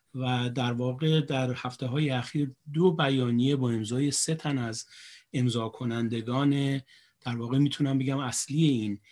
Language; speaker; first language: Persian; native; Persian